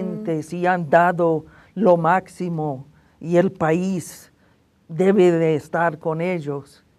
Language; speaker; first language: Spanish; non-native, fluent; English